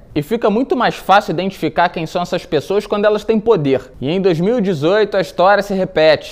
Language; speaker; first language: Portuguese; native; Portuguese